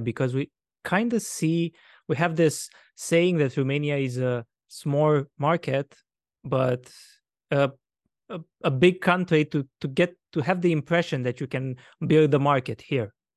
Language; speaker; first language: English; non-native, fluent; Romanian